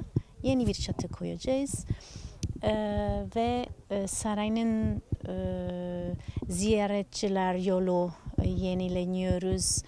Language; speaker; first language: Turkish; non-native, learner; Italian